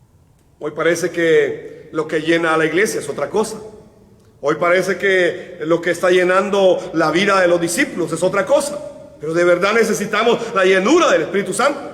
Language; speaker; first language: Spanish; native; Spanish